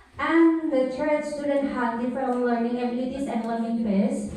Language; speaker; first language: English; non-native, learner; Indonesian